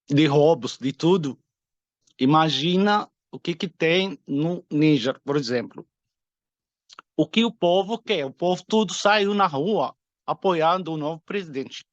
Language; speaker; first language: Portuguese; non-native, fluent; Arabic